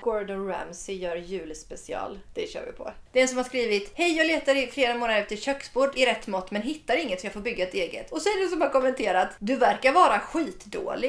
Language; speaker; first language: Swedish; native; Swedish